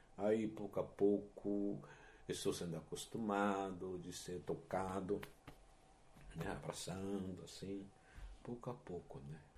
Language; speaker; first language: Portuguese; non-native, fluent; Japanese